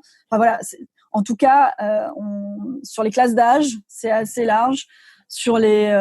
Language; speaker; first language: French; native; French